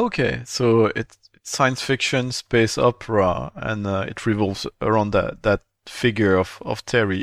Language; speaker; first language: English; non-native, fluent; French